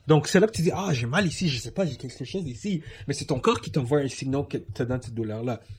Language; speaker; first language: French; non-native, local second language; English